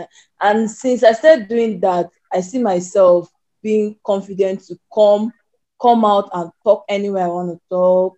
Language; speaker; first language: English; non-native, local second language; Igbo